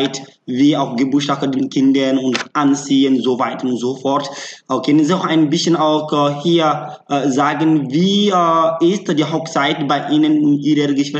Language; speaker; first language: German; non-native, learner; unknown